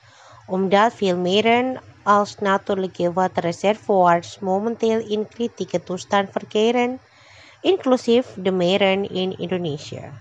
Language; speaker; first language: Dutch; non-native, fluent; Indonesian